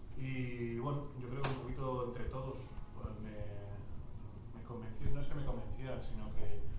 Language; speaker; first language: Spanish; native; Spanish